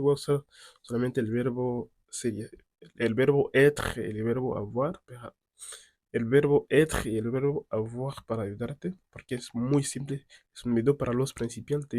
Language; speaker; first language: Spanish; non-native, fluent; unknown